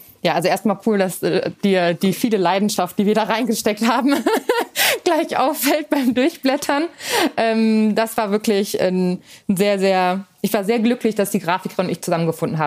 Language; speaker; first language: German; native; German